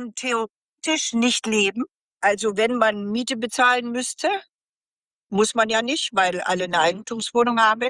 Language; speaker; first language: German; native; German